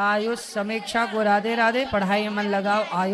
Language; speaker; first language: Hindi; native; Hindi